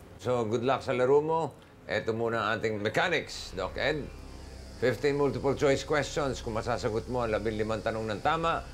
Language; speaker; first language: Filipino; native; Filipino